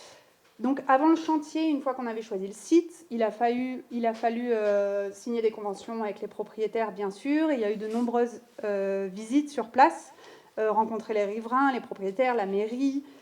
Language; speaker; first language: French; native; French